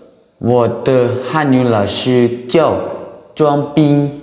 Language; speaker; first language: Chinese; non-native, learner; Lao